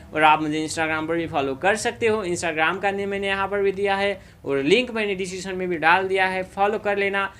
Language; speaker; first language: Hindi; non-native, fluent; Nepali